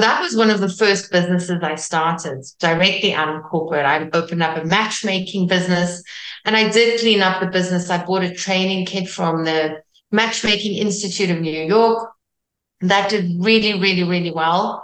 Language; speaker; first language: English; non-native, local second language; Afrikaans